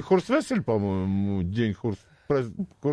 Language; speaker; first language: Russian; native; Russian